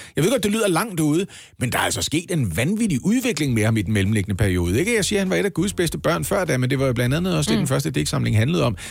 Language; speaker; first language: Danish; native; Danish